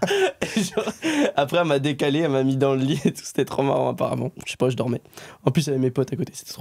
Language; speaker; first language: French; native; French